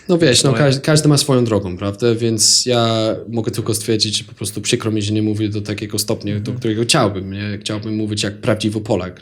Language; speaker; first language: Polish; non-native, fluent; English